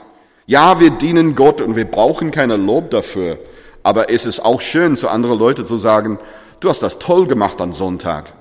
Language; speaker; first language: German; non-native, fluent; English